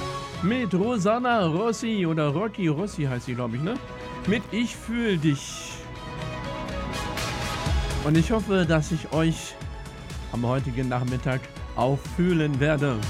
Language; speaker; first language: German; native; German